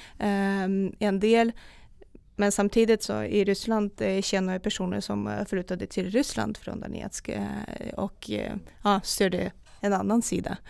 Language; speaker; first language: Swedish; non-native, fluent; Russian